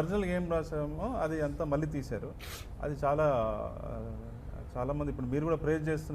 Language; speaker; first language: Telugu; native; Telugu